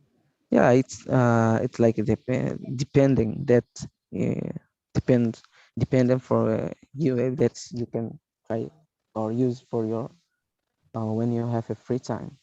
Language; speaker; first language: English; non-native, learner; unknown